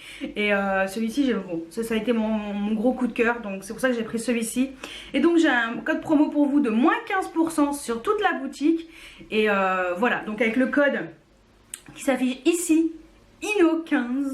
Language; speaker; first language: French; native; French